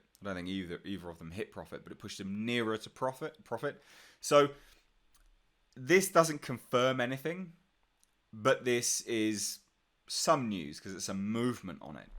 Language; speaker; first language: English; native; English